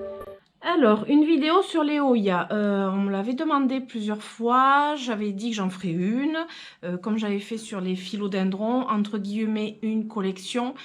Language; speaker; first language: French; native; French